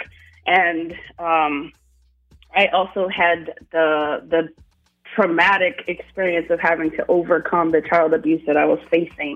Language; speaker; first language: English; native; English